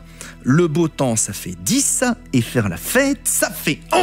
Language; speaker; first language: French; native; French